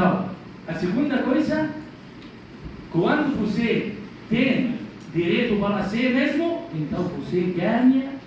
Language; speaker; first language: Portuguese; non-native, learner; Arabic